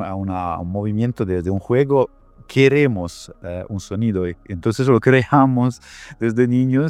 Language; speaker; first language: Spanish; non-native, fluent; Italian